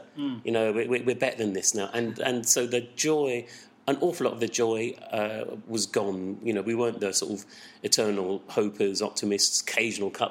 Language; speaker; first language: English; native; English